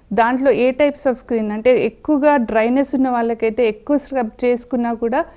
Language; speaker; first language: Telugu; native; Telugu